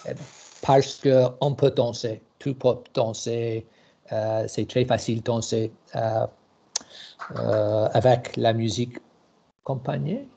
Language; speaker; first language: French; non-native, learner; English